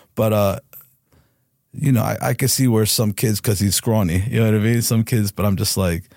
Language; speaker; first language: English; native; English